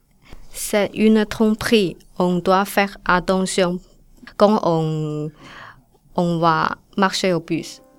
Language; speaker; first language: French; non-native, learner; Chinese